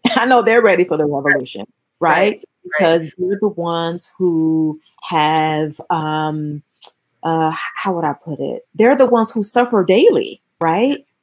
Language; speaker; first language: English; native; English